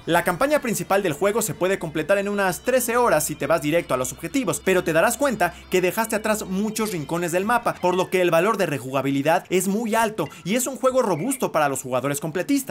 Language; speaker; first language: Spanish; native; Spanish